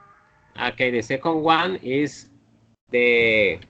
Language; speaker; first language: English; non-native, learner; Spanish